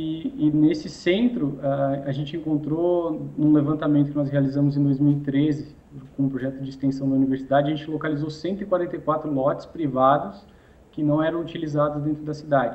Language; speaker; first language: Portuguese; native; Portuguese